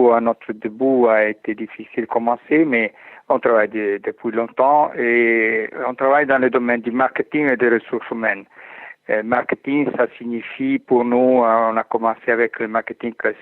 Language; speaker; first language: French; non-native, fluent; Italian